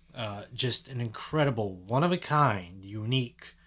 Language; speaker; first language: English; native; English